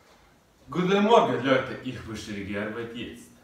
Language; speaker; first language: German; non-native, learner; Russian